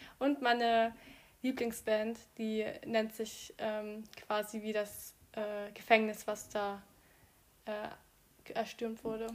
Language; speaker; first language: German; early bilingual, other home language; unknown